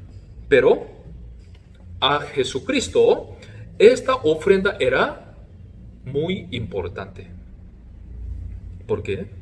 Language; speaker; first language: Spanish; non-native, fluent; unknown